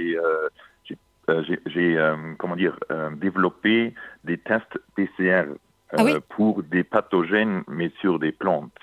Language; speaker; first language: French; non-native, local second language; Luxembourgish